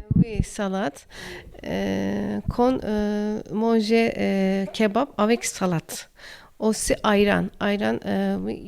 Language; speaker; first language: French; non-native, learner; Turkish